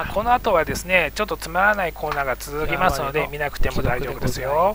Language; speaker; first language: Japanese; native; Japanese